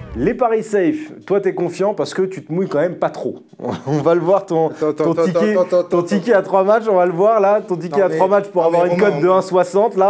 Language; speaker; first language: French; native; French